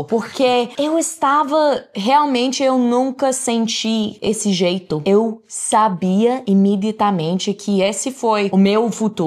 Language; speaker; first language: Portuguese; non-native, fluent; English